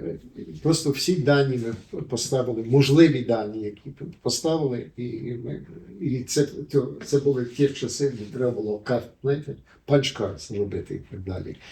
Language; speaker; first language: Ukrainian; early bilingual, heritage; Ukrainian